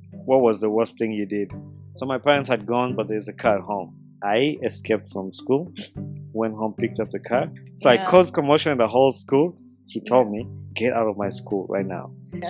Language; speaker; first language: English; non-native, local second language; Ganda